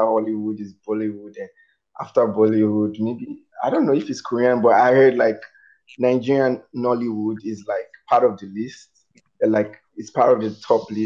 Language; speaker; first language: English; non-native, local second language; Yoruba